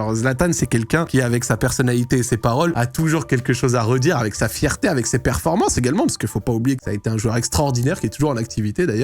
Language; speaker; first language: French; native; French